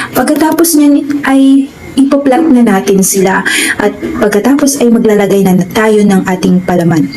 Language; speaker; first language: Filipino; non-native, local second language; Waray